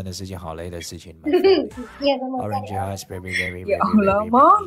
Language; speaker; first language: English; non-native, learner; Chinese